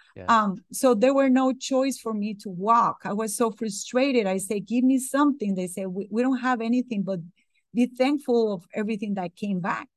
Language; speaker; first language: English; non-native, fluent; Spanish